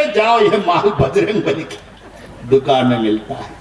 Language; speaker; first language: Hindi; non-native, local second language; Marathi